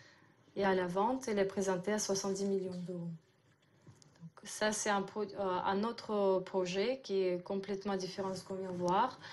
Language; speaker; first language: French; non-native, fluent; Russian